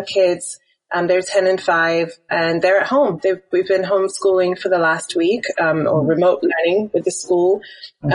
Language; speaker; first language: English; native; English